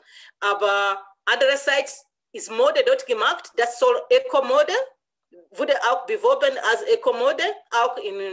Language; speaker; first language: German; non-native, learner; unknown